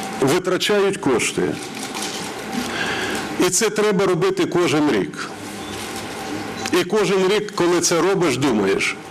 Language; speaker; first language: Ukrainian; non-native, local second language; Russian